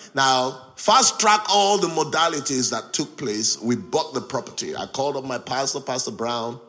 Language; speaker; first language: English; non-native, local second language; Yoruba